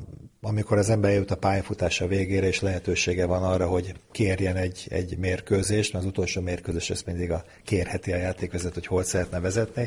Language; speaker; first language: Hungarian; native; Hungarian